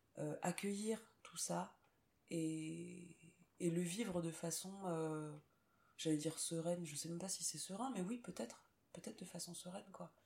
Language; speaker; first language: French; native; French